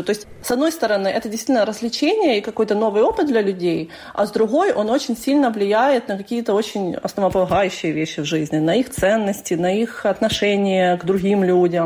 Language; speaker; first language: Russian; native; Russian